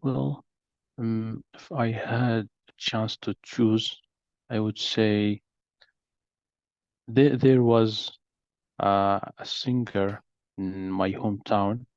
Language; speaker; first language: English; non-native, learner; Arabic